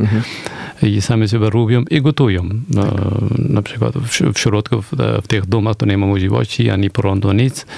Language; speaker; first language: Polish; non-native, fluent; Persian